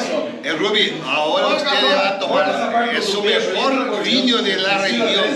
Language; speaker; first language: Spanish; non-native, learner; Portuguese